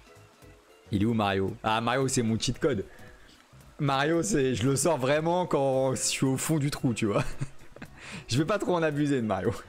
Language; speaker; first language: French; native; French